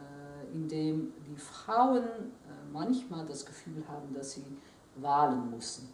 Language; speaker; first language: German; non-native, fluent; Dutch